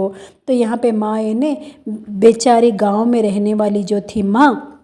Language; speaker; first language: Hindi; non-native, local second language; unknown